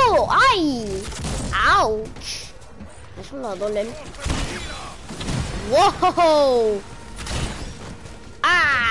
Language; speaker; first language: Spanish; early bilingual, heritage; English